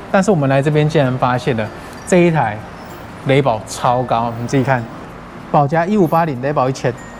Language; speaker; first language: Chinese; native; Chinese